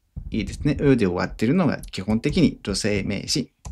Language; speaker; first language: Japanese; non-native, fluent; French